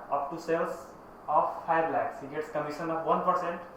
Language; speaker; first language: English; non-native, local second language; Nepali